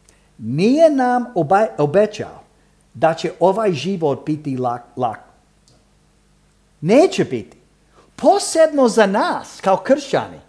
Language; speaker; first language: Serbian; early bilingual, heritage; Serbian